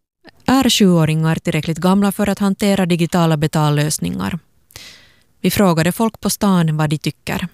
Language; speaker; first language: Swedish; native; Swedish